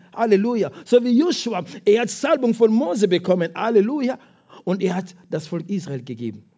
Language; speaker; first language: German; non-native, fluent; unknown